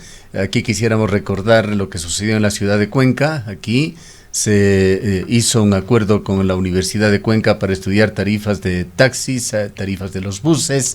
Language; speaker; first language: Spanish; native; Spanish